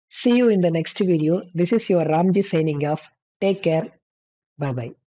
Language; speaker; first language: English; non-native, local second language; Tamil